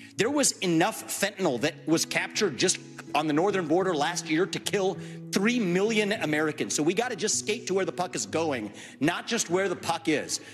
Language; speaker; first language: English; native; English